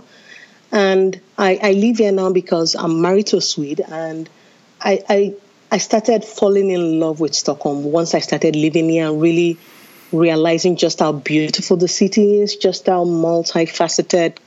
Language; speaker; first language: English; non-native, local second language; Yoruba